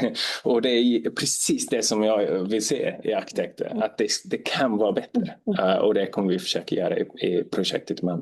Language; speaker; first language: Swedish; non-native, fluent; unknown